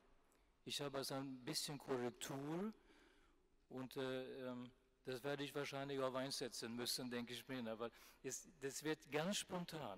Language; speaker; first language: German; non-native, fluent; Swedish